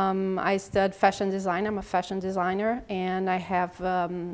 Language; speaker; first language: English; non-native, learner; Portuguese